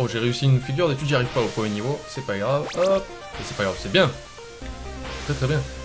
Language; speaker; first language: French; native; French